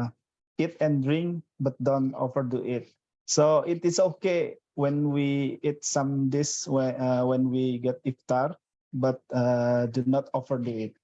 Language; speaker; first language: English; non-native, fluent; Indonesian